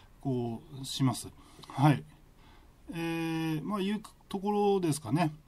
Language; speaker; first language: Japanese; native; Japanese